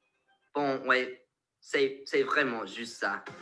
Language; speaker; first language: French; non-native, learner; English